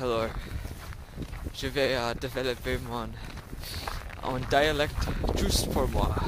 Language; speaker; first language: French; non-native, learner; English